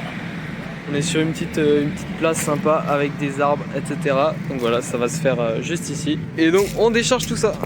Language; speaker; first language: French; native; French